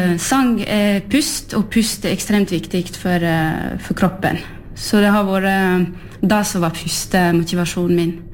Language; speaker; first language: Norwegian; early bilingual, heritage; French